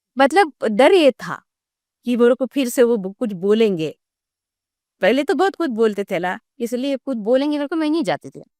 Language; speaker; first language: Hindi; non-native, local second language; Gondi